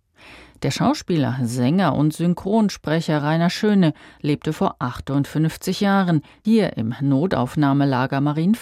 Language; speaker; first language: German; native; German